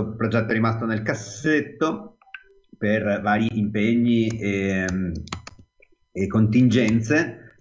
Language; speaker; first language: Italian; native; Italian